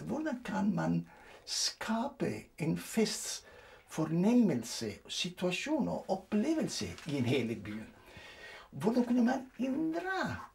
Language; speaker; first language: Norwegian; non-native, fluent; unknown